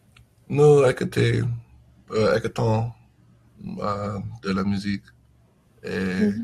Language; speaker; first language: French; non-native, learner; English